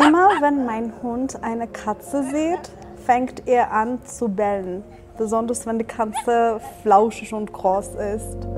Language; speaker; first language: German; non-native, fluent; Persian